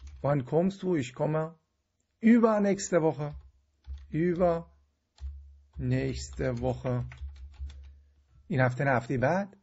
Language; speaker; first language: German; non-native, fluent; Persian